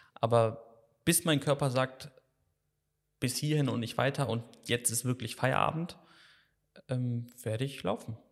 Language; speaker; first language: German; native; German